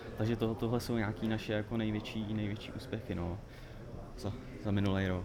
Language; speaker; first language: Czech; native; Czech